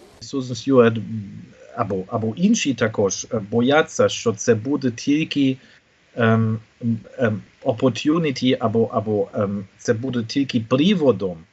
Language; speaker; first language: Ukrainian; non-native, fluent; German